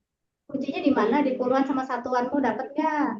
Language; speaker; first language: Indonesian; native; Indonesian